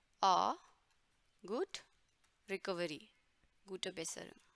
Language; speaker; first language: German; non-native, fluent; Hindi